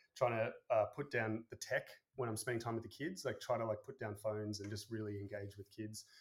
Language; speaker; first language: English; native; English